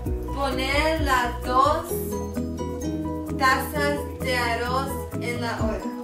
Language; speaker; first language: Spanish; non-native, learner; English